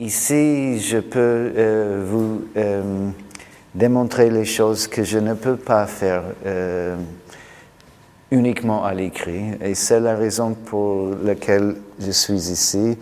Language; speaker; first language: French; non-native, fluent; English